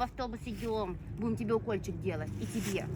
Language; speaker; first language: Russian; native; Russian